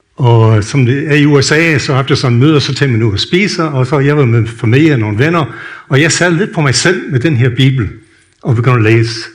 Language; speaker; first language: Danish; non-native, fluent; English